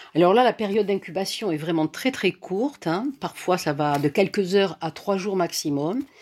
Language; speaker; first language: French; native; French